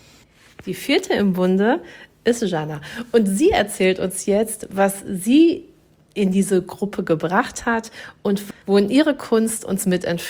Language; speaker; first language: German; native; German